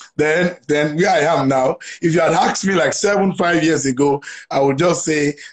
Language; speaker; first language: English; non-native, local second language; Yoruba